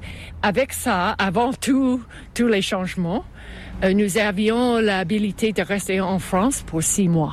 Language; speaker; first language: French; non-native, fluent; English